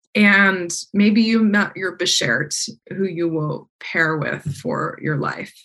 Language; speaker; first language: English; native; English